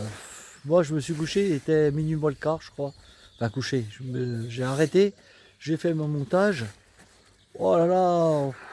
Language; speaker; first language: French; native; French